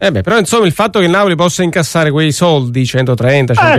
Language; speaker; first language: Italian; native; Italian